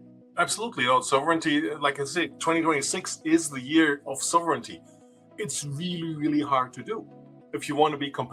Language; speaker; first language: English; non-native, fluent; German